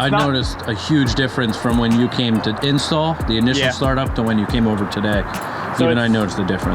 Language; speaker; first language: English; native; English